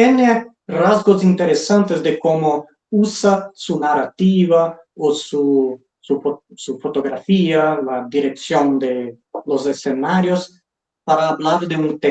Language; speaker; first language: Spanish; non-native, fluent; Portuguese